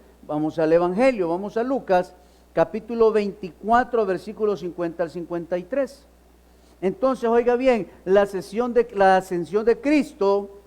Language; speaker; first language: Spanish; native; Spanish